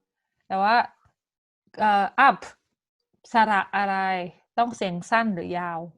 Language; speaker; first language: Thai; native; Thai